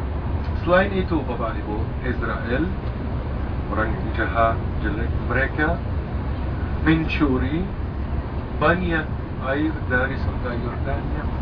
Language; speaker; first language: Indonesian; non-native, fluent; Arabic